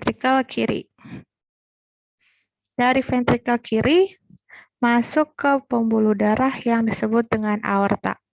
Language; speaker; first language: Indonesian; native; Indonesian